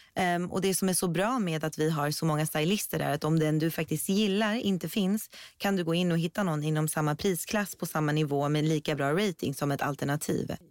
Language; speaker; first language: Swedish; early bilingual, other home language; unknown